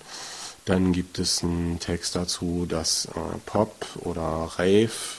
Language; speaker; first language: German; native; German